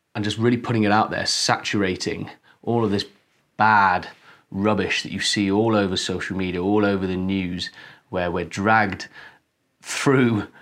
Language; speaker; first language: English; native; English